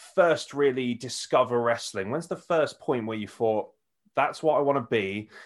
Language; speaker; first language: English; native; English